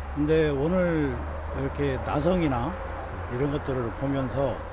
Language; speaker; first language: Korean; native; Korean